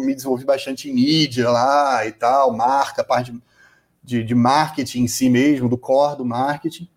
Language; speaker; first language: Portuguese; native; Portuguese